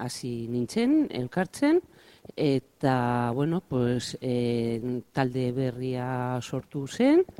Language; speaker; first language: Basque; non-native, local second language; Spanish